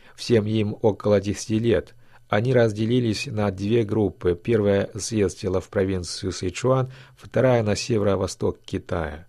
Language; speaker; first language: Russian; non-native, fluent; Chinese